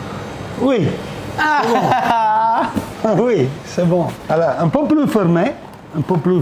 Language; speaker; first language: French; non-native, learner; Italian